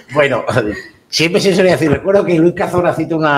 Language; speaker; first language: Spanish; native; Spanish